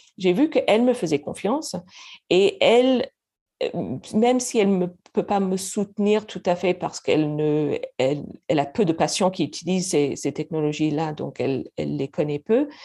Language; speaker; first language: French; non-native, fluent; English